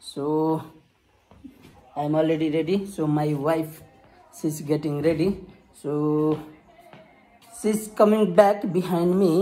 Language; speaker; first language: English; non-native, learner; Nepali